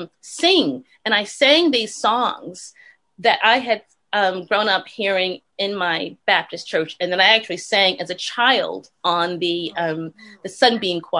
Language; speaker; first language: English; native; English